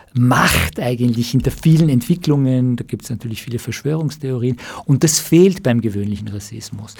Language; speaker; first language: German; early bilingual, other home language; Persian